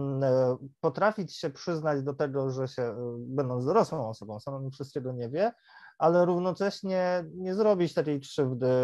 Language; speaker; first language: Polish; native; Polish